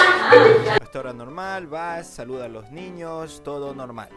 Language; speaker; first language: Spanish; native; Spanish